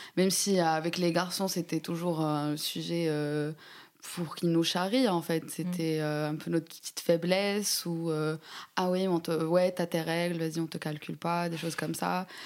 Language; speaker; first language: French; non-native, local second language; Arabic